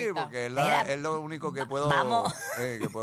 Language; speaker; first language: Spanish; native; Spanish